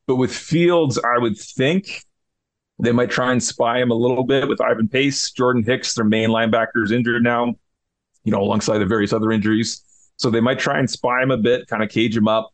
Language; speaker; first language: English; native; English